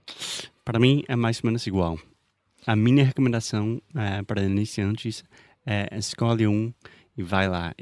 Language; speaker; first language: Portuguese; non-native, fluent; English